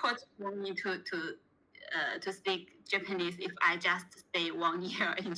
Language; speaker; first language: English; non-native, learner; Chinese